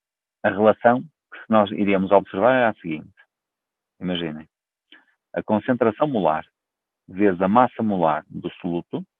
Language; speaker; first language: Portuguese; native; Portuguese